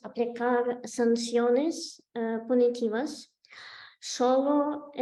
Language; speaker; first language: Spanish; non-native, fluent; Ukrainian